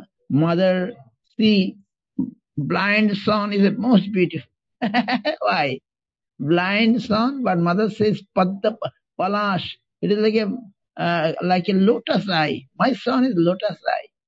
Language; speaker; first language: English; non-native, local second language; Bangla